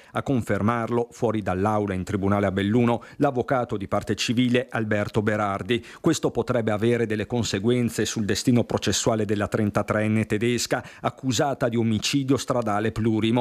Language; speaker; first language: Italian; native; Italian